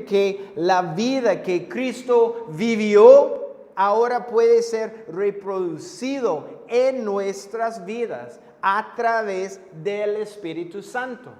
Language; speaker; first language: Spanish; non-native, fluent; English